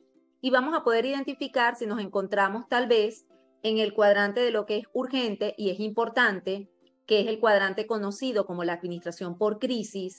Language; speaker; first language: Spanish; native; Spanish